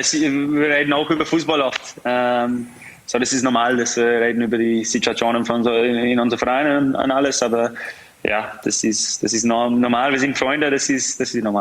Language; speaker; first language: German; non-native, fluent; English